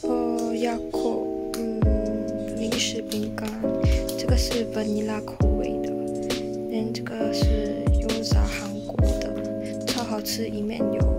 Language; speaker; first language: Chinese; non-native, local second language; English